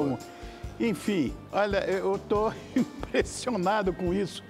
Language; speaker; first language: Portuguese; native; Portuguese